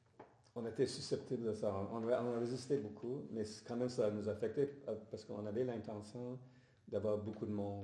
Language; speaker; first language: French; non-native, fluent; English